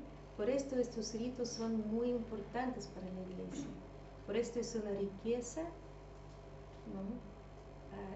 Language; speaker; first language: Spanish; non-native, fluent; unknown